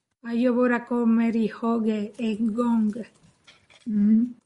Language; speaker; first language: Swedish; non-native, learner; Spanish